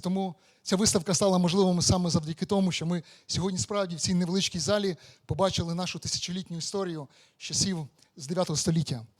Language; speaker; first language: Ukrainian; native; Ukrainian